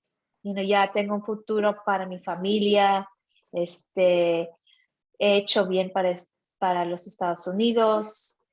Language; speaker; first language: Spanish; early bilingual, heritage; Spanish